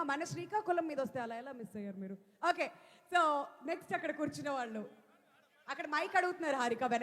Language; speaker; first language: Telugu; native; Telugu